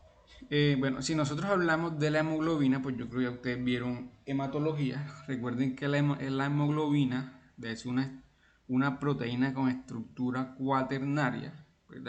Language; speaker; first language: Spanish; native; Spanish